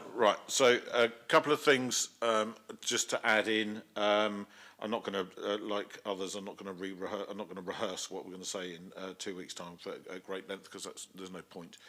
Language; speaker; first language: English; native; English